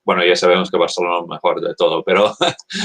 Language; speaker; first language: Spanish; non-native, fluent; English